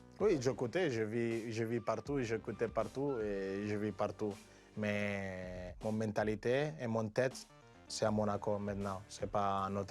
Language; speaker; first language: French; non-native, learner; Spanish